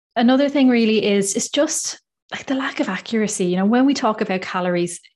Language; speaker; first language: English; native; English